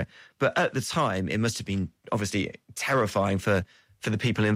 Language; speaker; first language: English; native; English